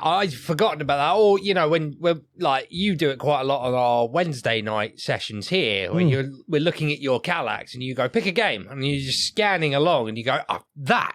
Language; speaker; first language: English; native; English